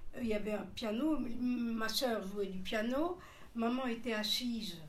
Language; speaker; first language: French; native; French